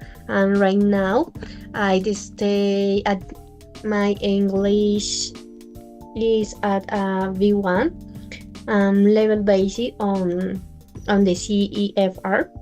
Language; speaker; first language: English; non-native, learner; Spanish